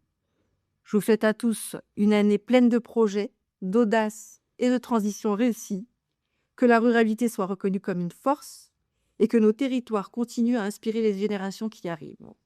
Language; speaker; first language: French; native; French